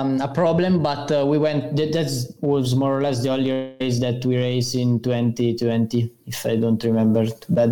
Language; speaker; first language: English; non-native, learner; Italian